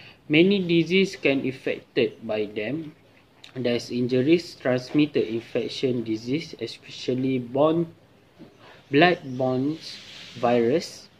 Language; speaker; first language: English; non-native, local second language; Malay